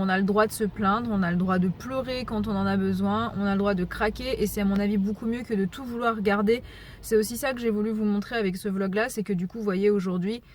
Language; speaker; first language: French; native; French